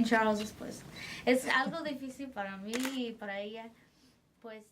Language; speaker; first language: Spanish; early bilingual, heritage; Spanish